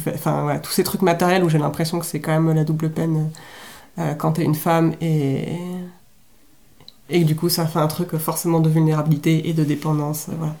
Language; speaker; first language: French; native; French